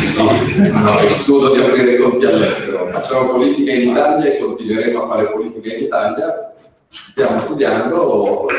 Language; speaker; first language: Italian; native; Italian